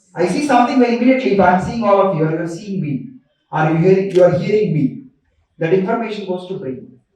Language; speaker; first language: English; non-native, local second language; Telugu